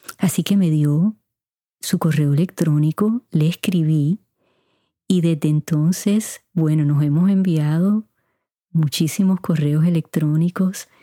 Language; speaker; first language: Spanish; native; Spanish